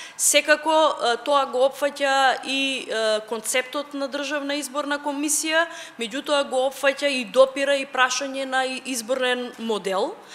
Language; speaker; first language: Macedonian; native; Macedonian